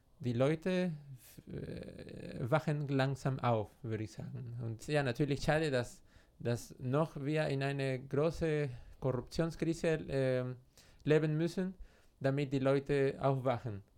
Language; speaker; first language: German; non-native, fluent; Spanish